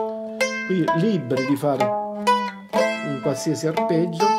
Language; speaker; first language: Italian; native; Italian